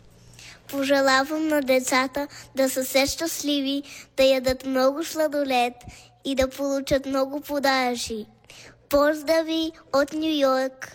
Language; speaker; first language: Bulgarian; early bilingual, heritage; Bulgarian